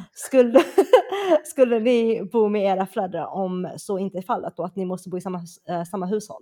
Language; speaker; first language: Swedish; early bilingual, other home language; Chinese